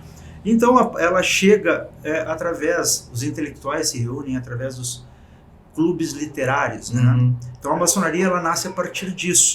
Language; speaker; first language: Portuguese; native; Portuguese